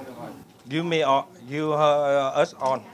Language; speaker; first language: English; non-native, learner; Vietnamese